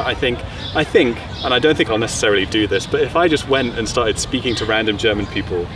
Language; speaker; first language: English; native; English